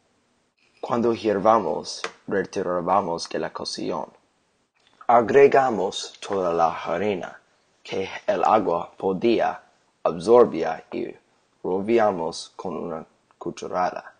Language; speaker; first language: Spanish; non-native, learner; English